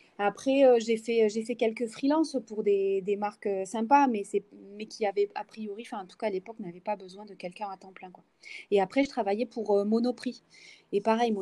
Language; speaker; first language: French; native; French